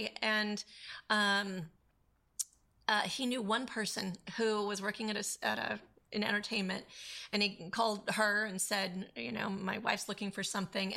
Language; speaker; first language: English; native; English